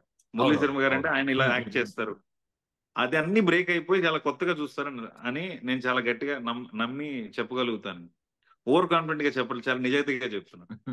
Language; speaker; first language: Telugu; native; Telugu